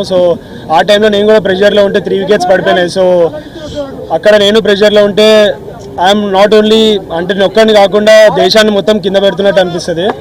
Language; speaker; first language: Telugu; native; Telugu